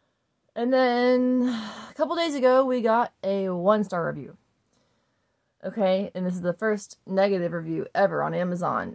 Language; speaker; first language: English; native; English